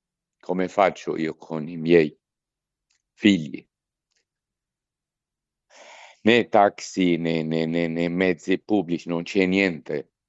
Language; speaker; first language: Italian; non-native, fluent; Arabic